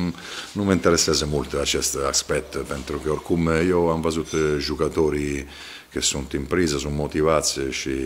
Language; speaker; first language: Romanian; non-native, fluent; Italian